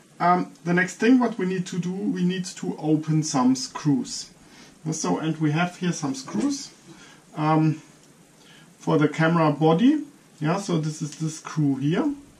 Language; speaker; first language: English; non-native, fluent; German